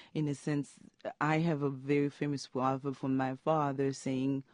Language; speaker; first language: English; non-native, fluent; Haitian Creole